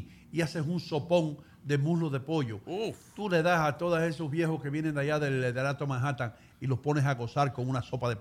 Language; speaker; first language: Spanish; native; Spanish